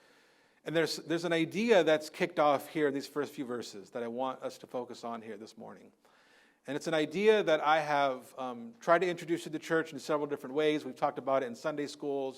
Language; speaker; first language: English; native; English